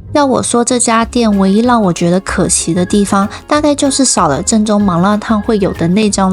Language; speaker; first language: Chinese; native; Chinese